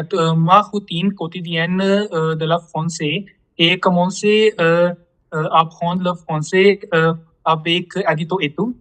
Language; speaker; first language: French; non-native, learner; Hindi